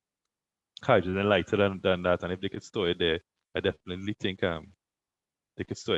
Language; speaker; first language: English; native; English